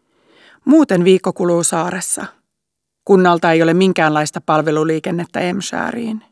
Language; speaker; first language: Finnish; native; Finnish